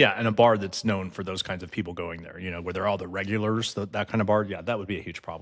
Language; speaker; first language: English; native; English